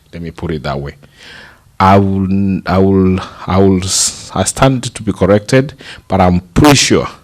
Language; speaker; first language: English; non-native, local second language; Gusii